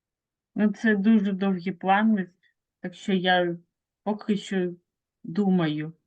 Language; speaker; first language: Ukrainian; non-native, local second language; Russian